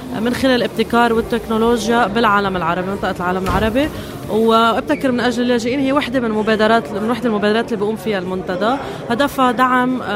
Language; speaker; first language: Arabic; native; Arabic